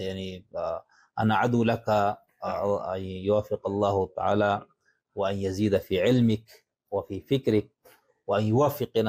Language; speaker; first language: Arabic; non-native, fluent; Urdu